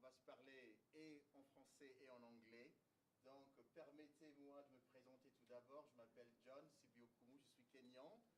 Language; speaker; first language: French; non-native, fluent; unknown